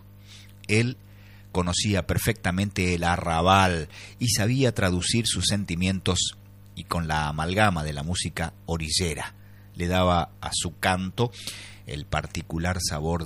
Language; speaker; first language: Spanish; native; Spanish